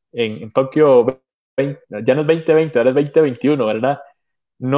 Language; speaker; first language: Spanish; native; Spanish